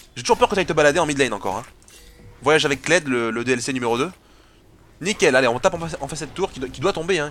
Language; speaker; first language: French; native; French